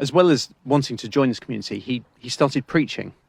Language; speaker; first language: English; native; English